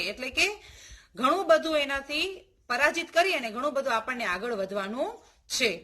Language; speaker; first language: Gujarati; native; Gujarati